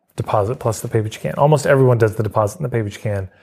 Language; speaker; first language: English; native; English